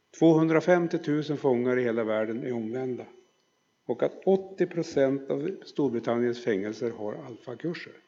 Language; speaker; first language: Swedish; native; Swedish